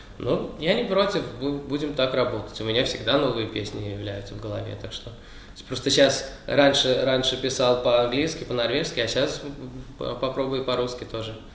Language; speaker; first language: Russian; early bilingual, heritage; Russian